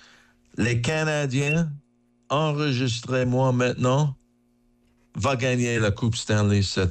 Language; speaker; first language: French; non-native, learner; English